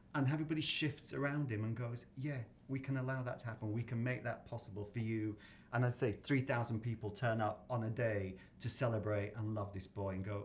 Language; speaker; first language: English; native; English